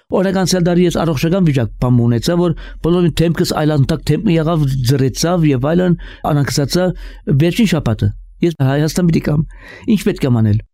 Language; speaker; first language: Armenian; early bilingual, heritage; Armenian